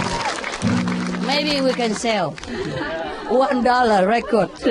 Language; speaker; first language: English; non-native, fluent; Vietnamese